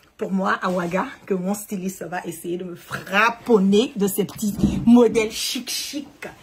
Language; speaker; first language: French; early bilingual, heritage; French